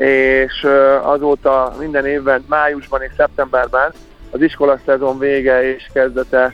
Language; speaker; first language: Hungarian; native; Hungarian